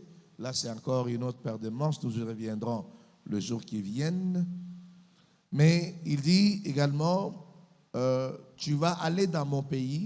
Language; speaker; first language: French; non-native, local second language; Lingala